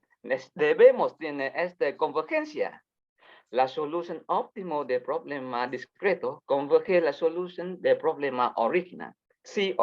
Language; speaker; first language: Spanish; non-native, learner; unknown